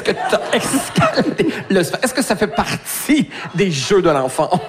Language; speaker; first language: French; native; French